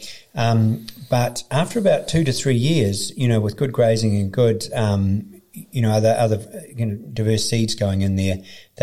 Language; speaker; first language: English; native; English